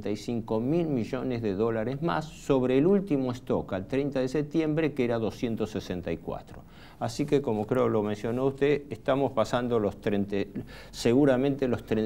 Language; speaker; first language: Spanish; native; Spanish